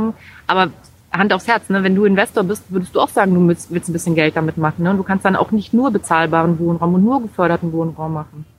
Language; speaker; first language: German; native; German